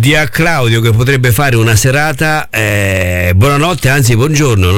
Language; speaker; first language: Italian; native; Italian